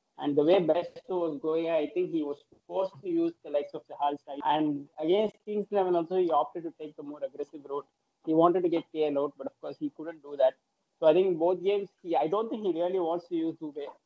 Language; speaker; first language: English; non-native, local second language; Tamil